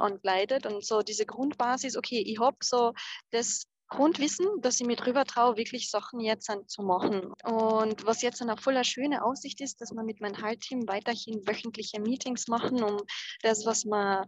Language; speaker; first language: German; native; German